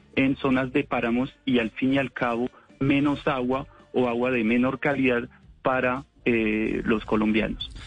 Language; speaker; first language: Spanish; non-native, fluent; French